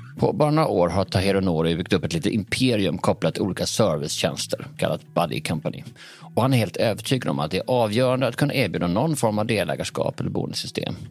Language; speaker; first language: Swedish; native; Swedish